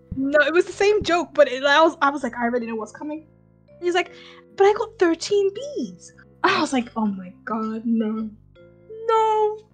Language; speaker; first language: English; native; English